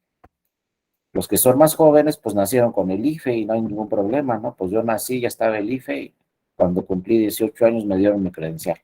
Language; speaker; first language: Spanish; native; Spanish